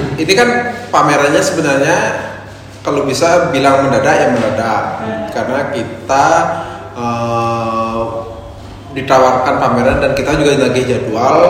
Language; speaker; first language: Indonesian; non-native, local second language; Balinese